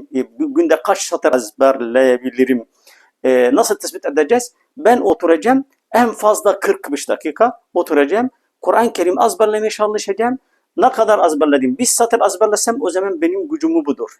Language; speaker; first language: Turkish; non-native, fluent; Arabic